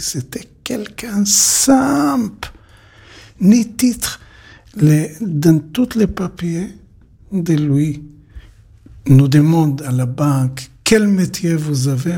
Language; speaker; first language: French; non-native, learner; Hebrew